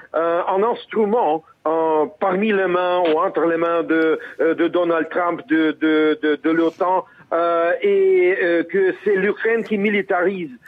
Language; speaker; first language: French; non-native, fluent; Russian